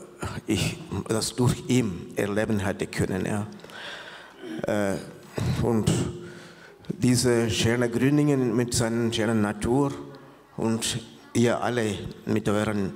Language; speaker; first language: German; non-native, fluent; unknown